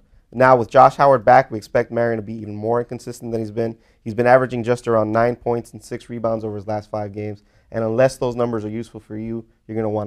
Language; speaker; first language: English; native; English